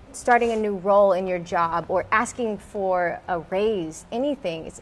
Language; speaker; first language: English; native; English